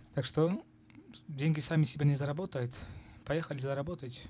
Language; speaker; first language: Russian; non-native, local second language; Kazakh